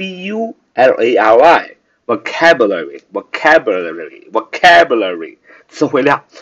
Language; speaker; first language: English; non-native, fluent; Chinese